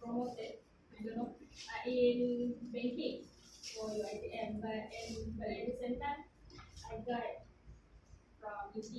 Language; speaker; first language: English; non-native, local second language; Malay